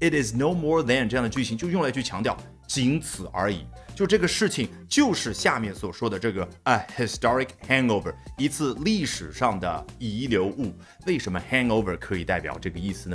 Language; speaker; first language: Chinese; native; Chinese